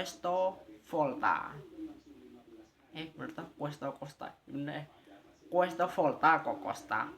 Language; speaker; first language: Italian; non-native, learner; Indonesian